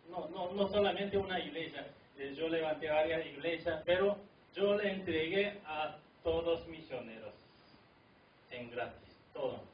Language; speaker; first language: Spanish; non-native, fluent; Korean